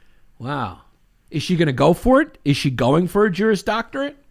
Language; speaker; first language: English; native; English